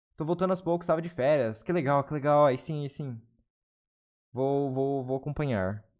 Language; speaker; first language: Portuguese; native; Portuguese